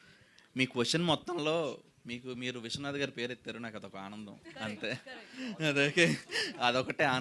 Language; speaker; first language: Telugu; native; Telugu